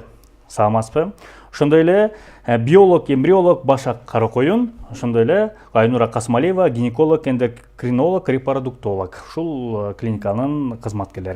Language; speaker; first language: Kyrgyz; native; Kyrgyz